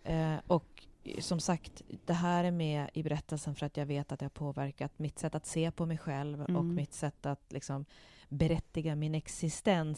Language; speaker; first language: Swedish; native; Swedish